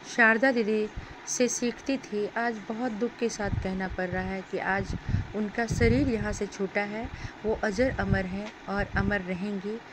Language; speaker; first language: Hindi; native; Hindi